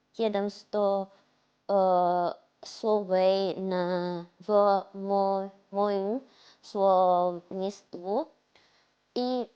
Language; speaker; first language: Polish; non-native, learner; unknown